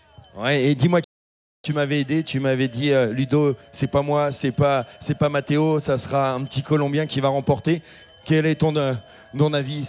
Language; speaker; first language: French; native; French